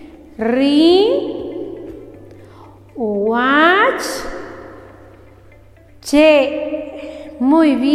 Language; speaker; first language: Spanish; non-native, local second language; Kaqchikel